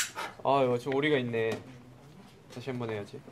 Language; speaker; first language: Korean; native; Korean